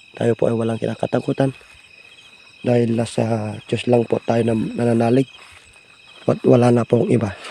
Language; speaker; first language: Filipino; non-native, local second language; Iloko